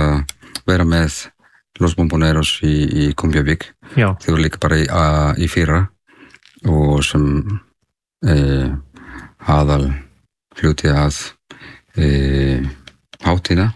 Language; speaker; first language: Icelandic; non-native, learner; Spanish